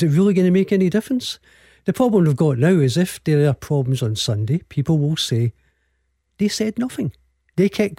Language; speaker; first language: English; native; English